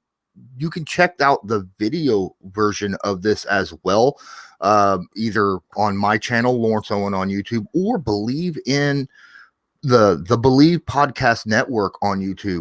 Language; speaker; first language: English; native; English